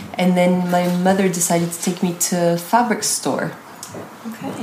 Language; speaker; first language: English; native; English